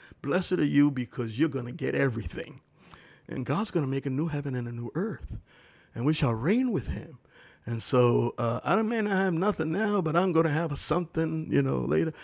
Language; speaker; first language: English; early bilingual, other home language; Spanish